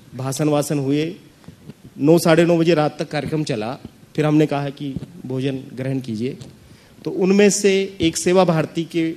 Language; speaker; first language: Hindi; native; Hindi